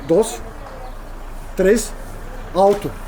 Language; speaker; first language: Portuguese; non-native, learner; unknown